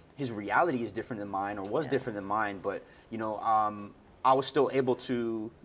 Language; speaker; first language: English; native; English